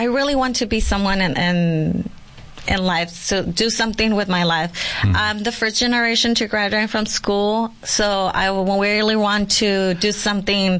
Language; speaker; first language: English; non-native, fluent; Spanish